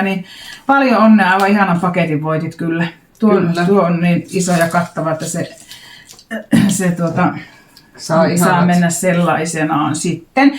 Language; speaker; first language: Finnish; native; Finnish